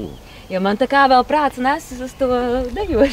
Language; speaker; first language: Latvian; native; Latvian